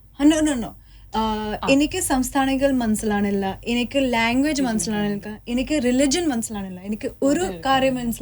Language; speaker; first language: Malayalam; early bilingual, heritage; Malayalam